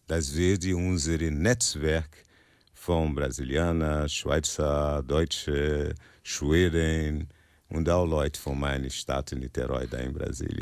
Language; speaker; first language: German; non-native, learner; Portuguese